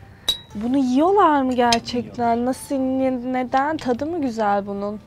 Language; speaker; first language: Turkish; early bilingual, heritage; Turkish